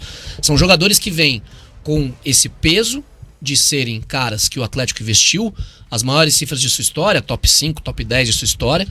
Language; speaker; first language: Portuguese; native; Portuguese